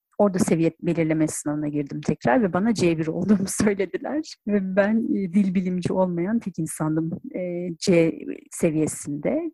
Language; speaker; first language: Turkish; native; Turkish